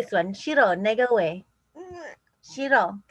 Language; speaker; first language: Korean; non-native, learner; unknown